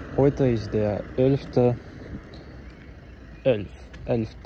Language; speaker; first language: German; non-native, learner; Czech